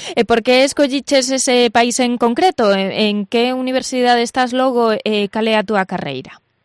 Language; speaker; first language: Galician; native; Galician